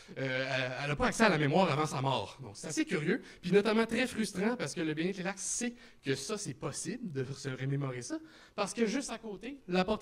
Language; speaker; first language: French; native; French